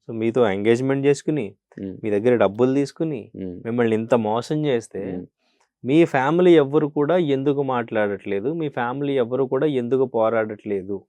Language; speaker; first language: Telugu; native; Telugu